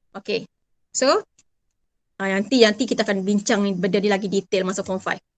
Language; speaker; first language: Malay; native; Malay